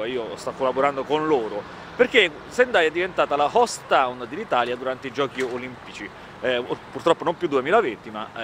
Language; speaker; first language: Italian; native; Italian